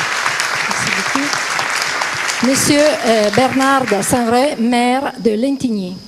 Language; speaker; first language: French; non-native, fluent; Italian